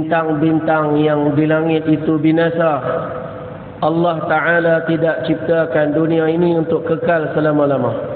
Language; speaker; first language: Malay; native; Malay